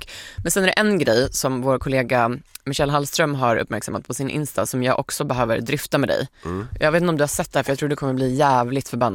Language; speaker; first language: Swedish; native; Swedish